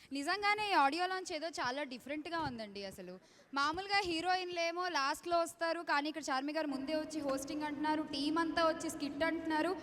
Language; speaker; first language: Telugu; native; Telugu